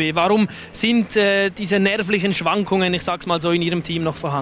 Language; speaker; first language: German; native; German